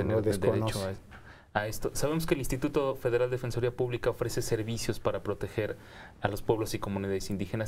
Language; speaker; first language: Spanish; native; Spanish